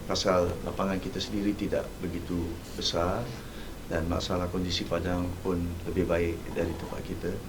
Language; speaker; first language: Malay; native; Malay